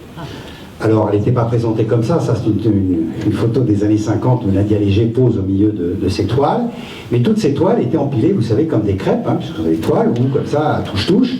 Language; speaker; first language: French; native; French